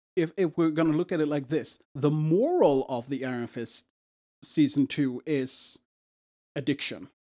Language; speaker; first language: English; non-native, fluent; Swedish